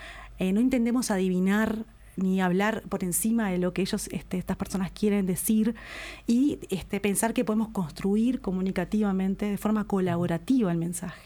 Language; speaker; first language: Spanish; native; Spanish